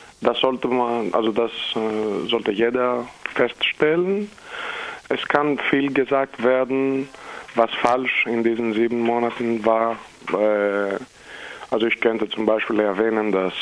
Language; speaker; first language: German; non-native, fluent; Greek